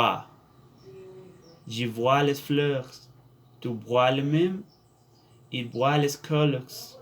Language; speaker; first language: French; non-native, learner; Spanish